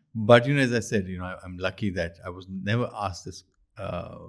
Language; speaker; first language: English; non-native, local second language; Urdu